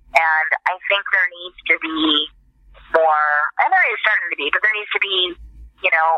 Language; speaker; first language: English; native; English